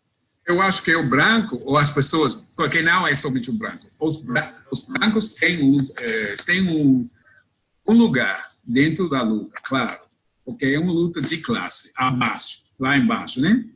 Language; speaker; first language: Portuguese; non-native, fluent; English